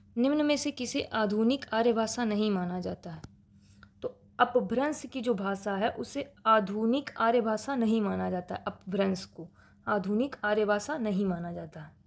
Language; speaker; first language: Hindi; native; Hindi